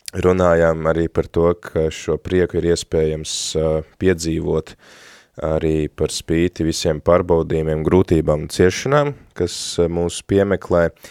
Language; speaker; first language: Latvian; native; Latvian